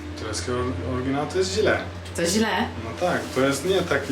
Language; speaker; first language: Polish; non-native, learner; Turkish